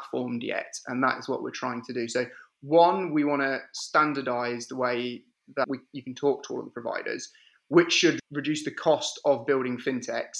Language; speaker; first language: English; native; English